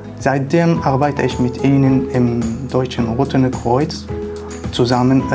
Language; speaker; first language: German; non-native, learner; Arabic